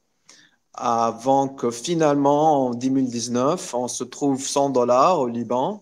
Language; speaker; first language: French; non-native, local second language; Arabic